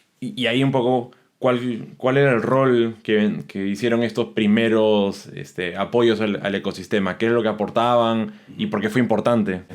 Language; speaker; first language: Spanish; native; Spanish